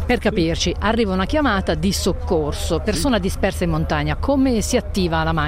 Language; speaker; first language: Italian; native; Italian